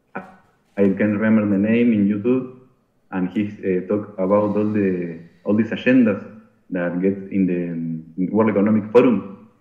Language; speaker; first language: English; non-native, learner; Spanish